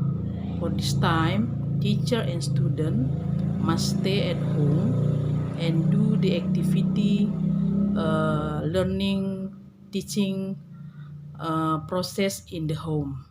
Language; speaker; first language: English; non-native, learner; Indonesian